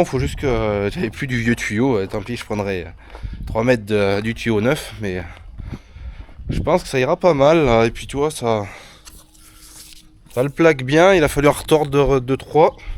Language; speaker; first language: French; native; French